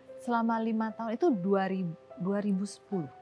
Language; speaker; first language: Indonesian; native; Indonesian